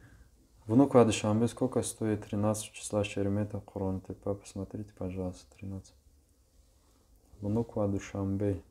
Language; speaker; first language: Russian; non-native, local second language; Tajik